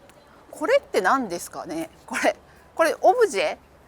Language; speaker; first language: Japanese; native; Japanese